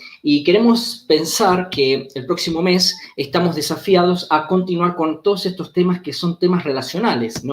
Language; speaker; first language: Spanish; native; Spanish